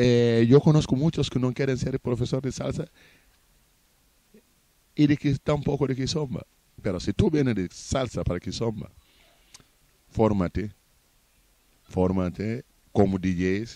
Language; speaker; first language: Spanish; non-native, fluent; Portuguese